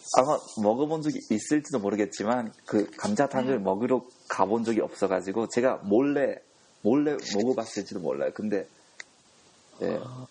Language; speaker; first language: Korean; non-native, fluent; Japanese